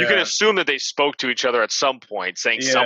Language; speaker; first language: English; native; English